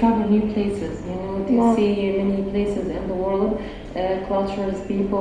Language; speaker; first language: English; non-native, learner; Arabic